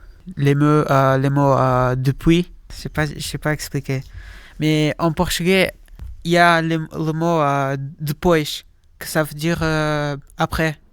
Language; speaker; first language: French; non-native, learner; Portuguese